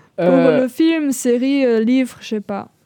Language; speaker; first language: French; non-native, fluent; German